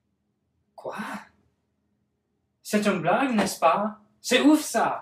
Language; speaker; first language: French; non-native, learner; English